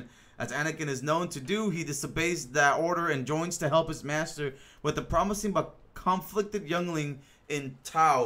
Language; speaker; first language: English; native; English